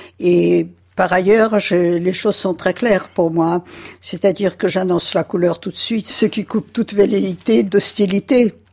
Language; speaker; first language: French; early bilingual, other home language; Yiddish